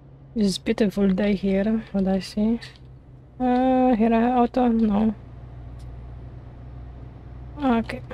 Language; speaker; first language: English; non-native, learner; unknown